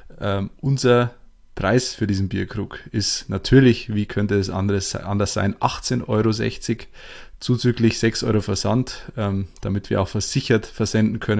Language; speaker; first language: German; native; German